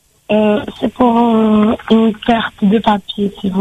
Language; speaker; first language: French; non-native, learner; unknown